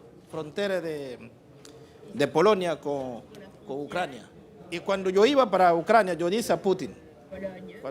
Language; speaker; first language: Spanish; non-native, fluent; Portuguese